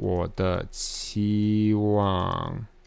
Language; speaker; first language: Chinese; non-native, fluent; English